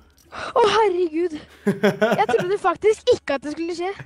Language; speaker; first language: Norwegian; native; Norwegian